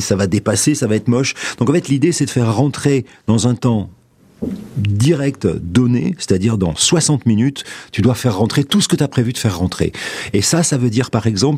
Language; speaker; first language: French; native; French